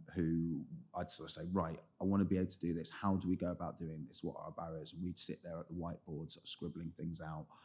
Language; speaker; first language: English; native; English